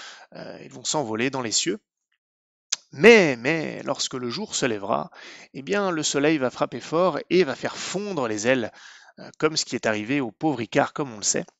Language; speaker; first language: French; native; French